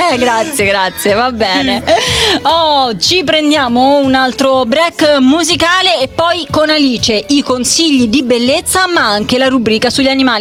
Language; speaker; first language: Italian; native; Italian